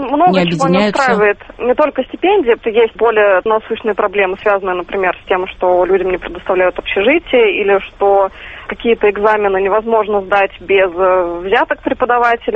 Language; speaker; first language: Russian; native; Russian